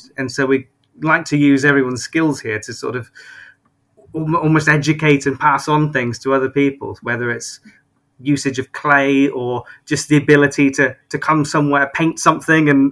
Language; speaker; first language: English; native; English